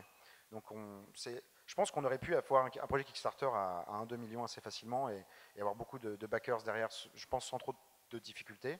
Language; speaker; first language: French; native; French